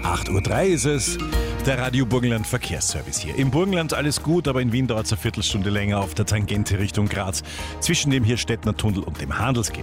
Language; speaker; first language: German; native; German